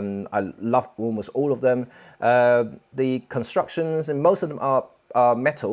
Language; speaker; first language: English; non-native, local second language; Cantonese